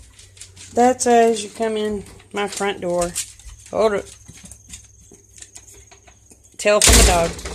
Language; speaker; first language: English; native; English